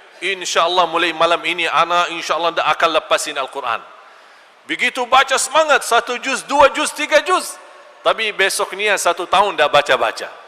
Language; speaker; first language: Malay; non-native, fluent; Arabic